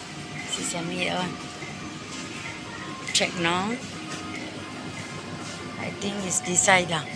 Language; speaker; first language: English; non-native, local second language; Filipino